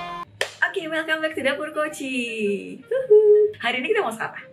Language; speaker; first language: Indonesian; native; Indonesian